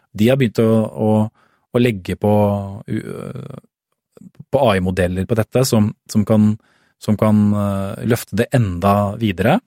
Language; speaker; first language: Norwegian; native; Norwegian